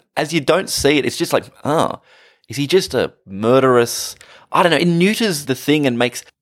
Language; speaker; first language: English; native; English